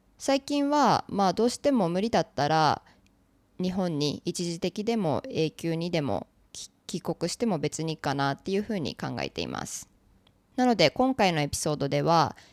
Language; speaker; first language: Japanese; native; Japanese